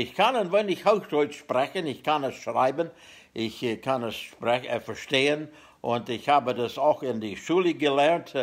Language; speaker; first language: German; non-native, learner; Plautdietsch